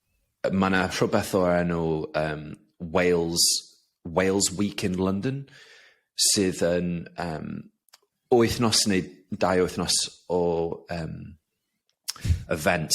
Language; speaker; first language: Welsh; non-native, local second language; English